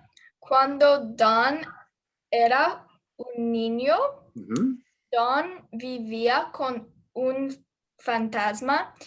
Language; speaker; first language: Spanish; non-native, learner; English